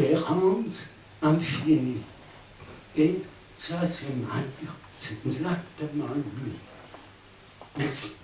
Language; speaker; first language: French; non-native, fluent; Spanish